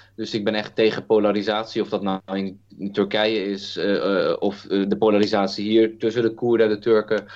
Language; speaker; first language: Dutch; early bilingual, other home language; Kurdish